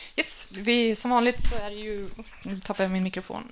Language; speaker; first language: Swedish; native; Swedish